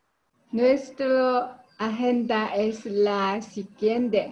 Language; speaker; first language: Spanish; non-native, learner; Chinese